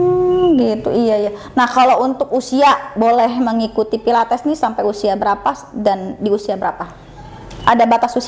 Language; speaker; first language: Indonesian; native; Indonesian